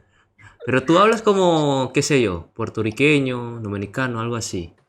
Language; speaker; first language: Spanish; non-native, fluent; Indonesian